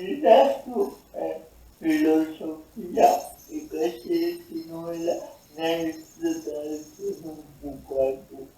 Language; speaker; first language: Basque; non-native, learner; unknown